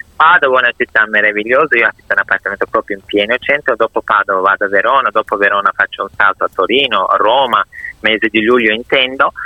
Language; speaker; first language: Italian; non-native, fluent; Turkish